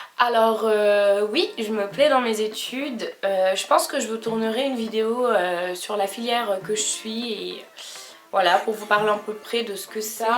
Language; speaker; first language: French; native; French